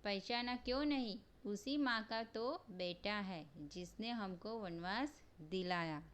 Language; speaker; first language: Hindi; non-native, local second language; Gujarati